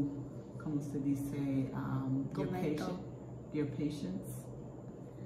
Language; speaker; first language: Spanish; non-native, learner; English